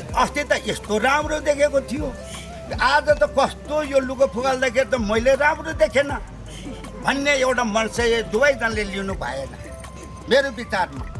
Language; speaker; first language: Nepali; non-native, local second language; Eastern Tamang